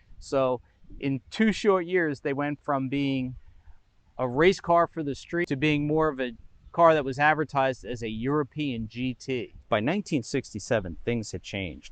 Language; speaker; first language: English; native; English